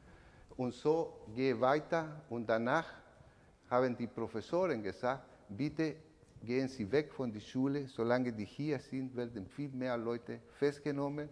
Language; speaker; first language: German; non-native, learner; Spanish